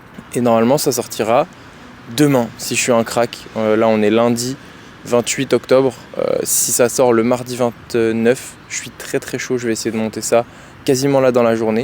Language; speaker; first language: French; native; French